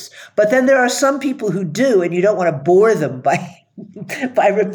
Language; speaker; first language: English; native; English